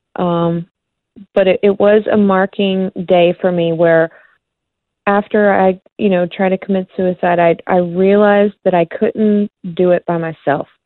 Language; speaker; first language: English; native; English